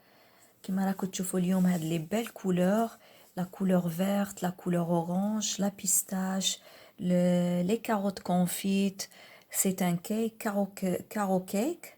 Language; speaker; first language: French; non-native, local second language; Arabic